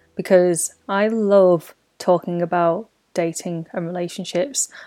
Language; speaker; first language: English; native; English